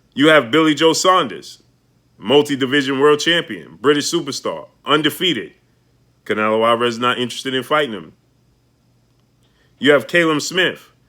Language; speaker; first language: English; native; English